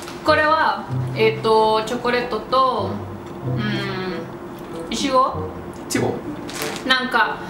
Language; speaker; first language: Japanese; non-native, learner; Spanish